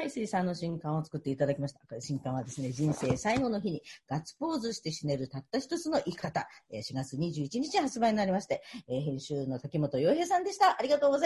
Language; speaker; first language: Japanese; native; Japanese